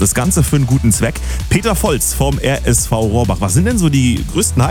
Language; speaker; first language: German; native; German